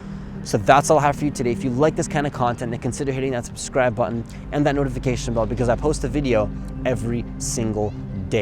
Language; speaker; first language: English; native; English